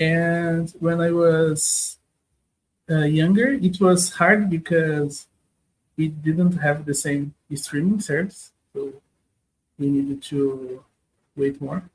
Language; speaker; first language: English; non-native, learner; Portuguese